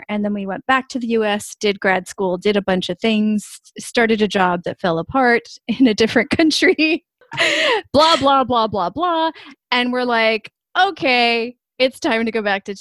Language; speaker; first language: English; native; English